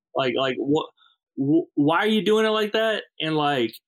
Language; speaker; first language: English; native; English